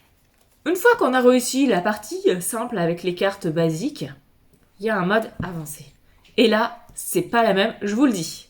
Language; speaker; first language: French; native; French